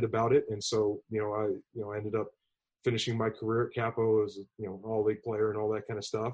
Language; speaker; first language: English; native; English